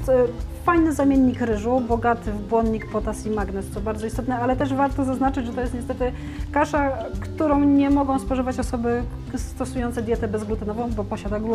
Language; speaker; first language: Polish; native; Polish